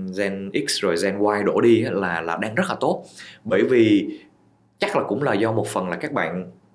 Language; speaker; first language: Vietnamese; native; Vietnamese